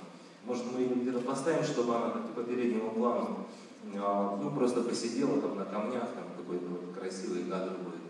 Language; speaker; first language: Russian; native; Russian